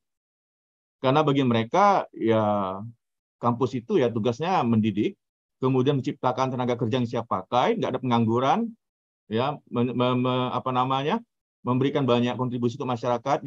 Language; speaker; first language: Indonesian; native; Indonesian